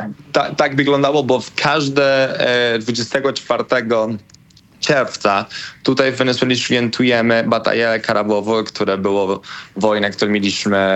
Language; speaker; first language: Polish; non-native, learner; Spanish